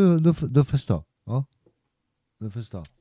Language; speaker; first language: Swedish; non-native, learner; Polish